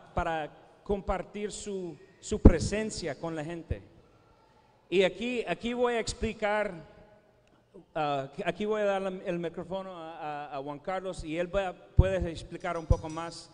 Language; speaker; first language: Spanish; non-native, fluent; English